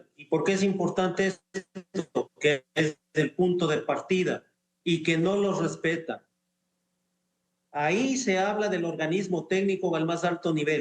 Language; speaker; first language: Spanish; native; Spanish